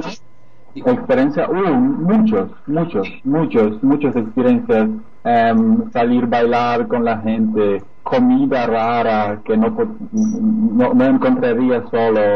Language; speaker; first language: Spanish; non-native, fluent; Polish